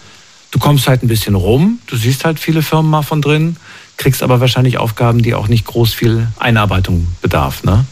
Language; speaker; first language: German; native; German